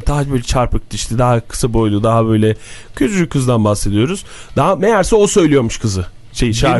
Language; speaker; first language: Turkish; native; Turkish